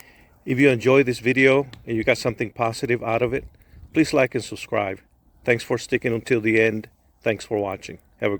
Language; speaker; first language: English; native; English